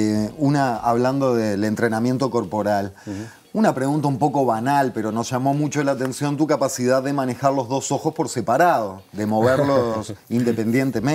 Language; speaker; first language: Spanish; native; Spanish